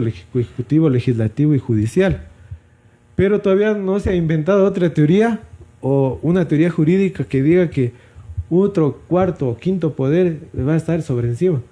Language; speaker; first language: Spanish; native; Spanish